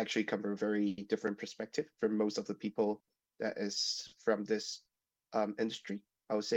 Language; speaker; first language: English; non-native, local second language; Cantonese